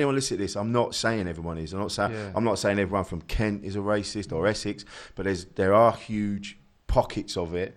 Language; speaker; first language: English; native; English